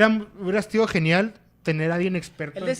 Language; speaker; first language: Spanish; native; Spanish